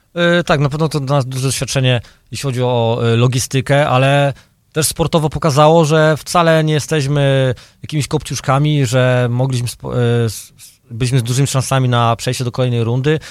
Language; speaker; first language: Polish; native; Polish